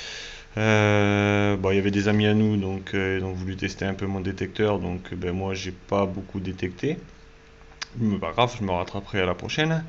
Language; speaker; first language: French; native; French